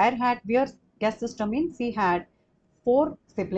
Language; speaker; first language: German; non-native, fluent; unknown